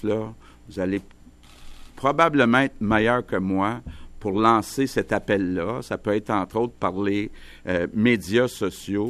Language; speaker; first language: French; native; French